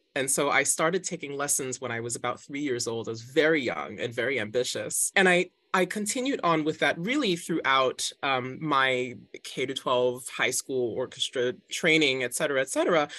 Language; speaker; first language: English; native; English